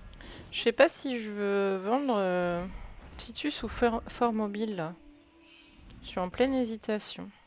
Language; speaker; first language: French; native; French